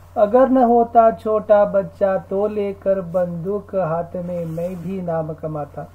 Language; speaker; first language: Hindi; non-native, local second language; Kannada